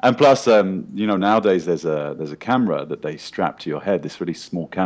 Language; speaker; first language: English; native; English